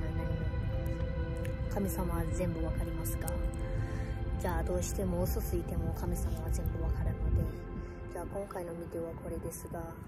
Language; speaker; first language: Japanese; early bilingual, other home language; Portuguese